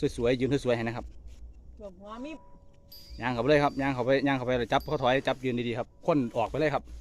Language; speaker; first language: Thai; native; Thai